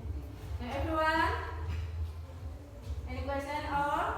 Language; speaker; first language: English; non-native, learner; Indonesian